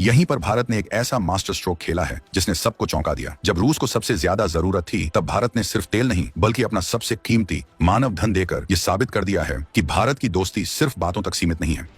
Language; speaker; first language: Hindi; native; Hindi